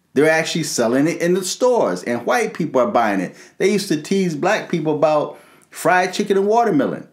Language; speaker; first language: English; native; English